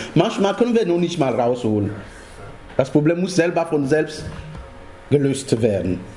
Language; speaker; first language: German; non-native, fluent; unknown